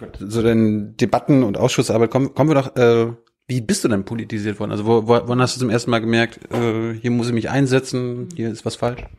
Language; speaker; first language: German; native; German